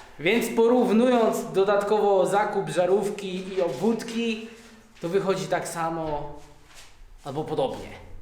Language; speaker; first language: Polish; native; Polish